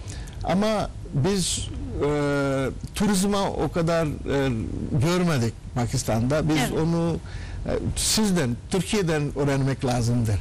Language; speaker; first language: Turkish; non-native, learner; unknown